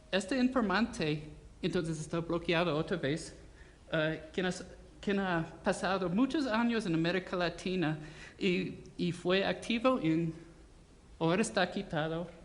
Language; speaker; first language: Spanish; non-native, fluent; English